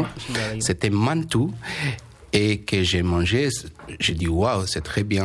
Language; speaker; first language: French; non-native, learner; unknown